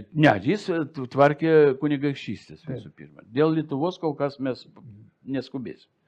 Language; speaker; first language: Lithuanian; non-native, local second language; Russian